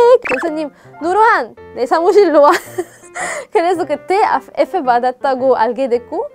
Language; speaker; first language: Korean; non-native, fluent; Arabic